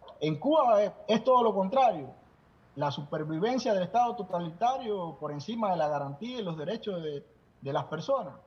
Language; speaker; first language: Spanish; native; Spanish